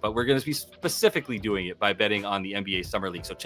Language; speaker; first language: English; native; English